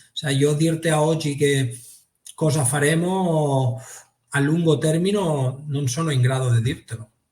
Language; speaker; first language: Italian; non-native, fluent; Spanish